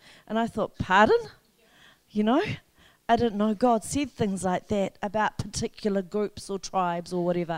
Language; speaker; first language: English; native; English